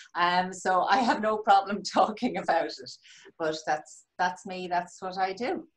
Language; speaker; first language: English; native; English